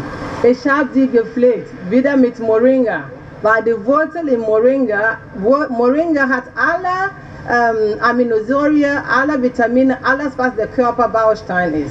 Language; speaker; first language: German; non-native, learner; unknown